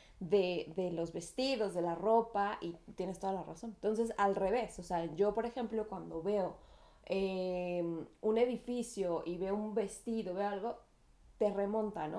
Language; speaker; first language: Spanish; native; Spanish